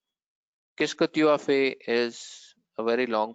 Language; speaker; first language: French; non-native, learner; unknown